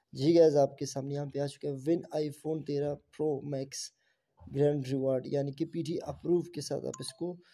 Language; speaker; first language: Urdu; non-native, local second language; Baluchi